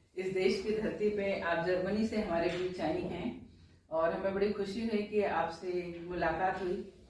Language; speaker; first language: Hindi; native; Hindi